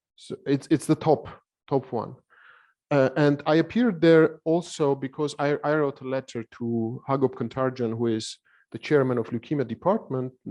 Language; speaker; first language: English; non-native, fluent; Armenian